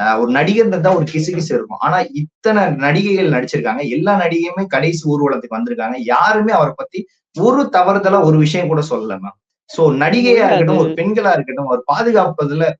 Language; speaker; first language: Tamil; native; Tamil